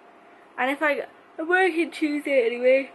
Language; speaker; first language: English; native; English